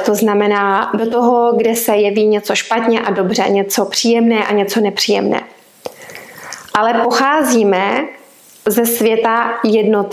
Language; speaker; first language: Czech; native; Czech